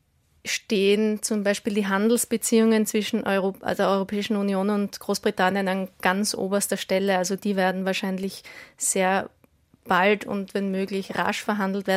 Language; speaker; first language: German; native; German